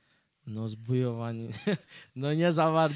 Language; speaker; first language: Polish; early bilingual, heritage; Polish